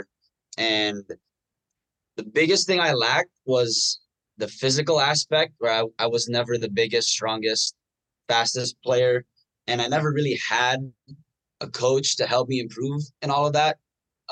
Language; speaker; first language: English; non-native, local second language; Filipino